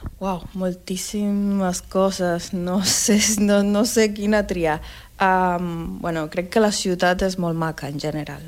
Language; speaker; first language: Catalan; non-native, fluent; Spanish